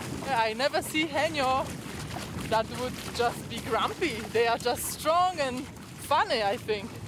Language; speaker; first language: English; non-native, fluent; Polish